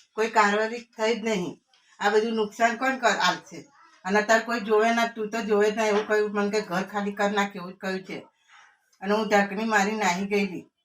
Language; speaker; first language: Gujarati; native; Gujarati